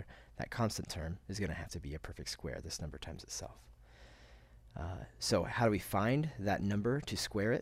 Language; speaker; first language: English; native; English